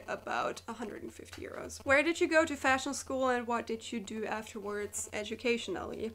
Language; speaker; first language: English; non-native, fluent; German